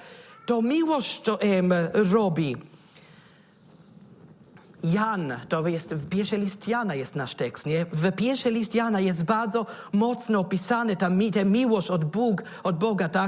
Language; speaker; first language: Polish; non-native, learner; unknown